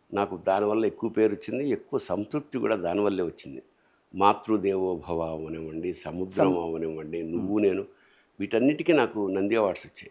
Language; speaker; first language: Telugu; native; Telugu